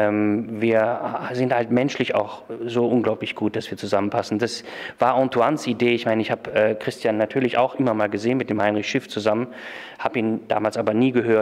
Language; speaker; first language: German; native; German